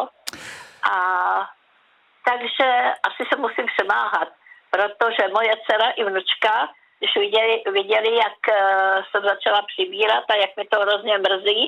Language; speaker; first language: Czech; native; Czech